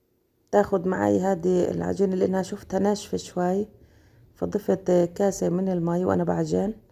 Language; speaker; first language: Arabic; native; Arabic